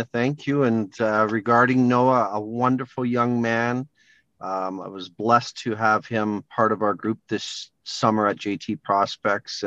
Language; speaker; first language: English; native; English